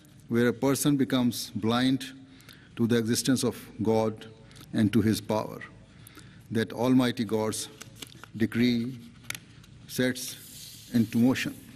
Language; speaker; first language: English; non-native, local second language; Urdu